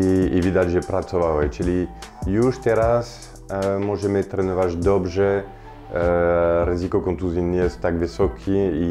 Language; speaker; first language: Polish; non-native, fluent; French